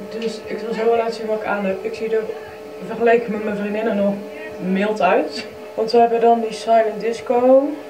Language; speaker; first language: Dutch; native; Dutch